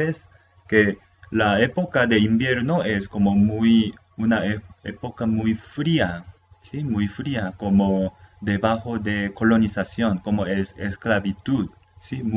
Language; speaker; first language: Spanish; non-native, fluent; Korean